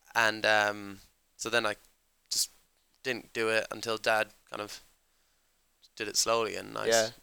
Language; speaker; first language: English; native; English